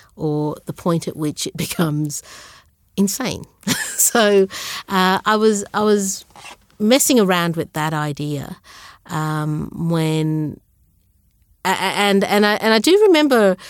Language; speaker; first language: English; early bilingual, other home language; Sinhala